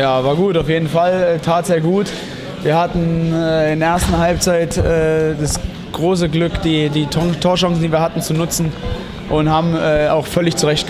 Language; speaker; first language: German; native; German